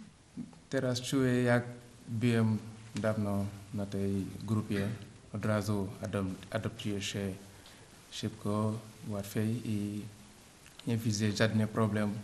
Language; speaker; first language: Polish; non-native, learner; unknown